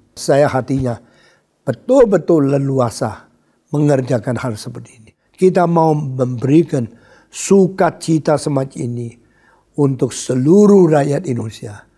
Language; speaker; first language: Indonesian; non-native, fluent; Min Nan Chinese